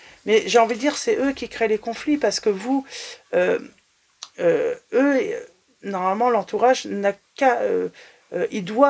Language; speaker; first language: French; native; French